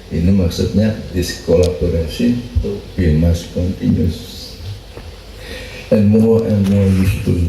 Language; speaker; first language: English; non-native, learner; Indonesian